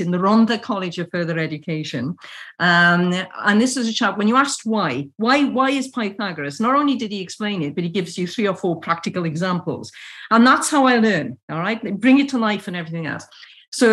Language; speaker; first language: English; native; English